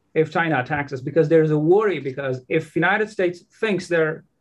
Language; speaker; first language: English; non-native, fluent; Persian